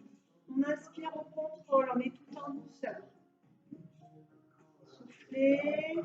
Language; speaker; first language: French; native; French